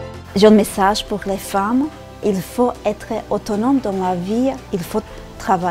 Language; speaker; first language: French; non-native, learner; Bosnian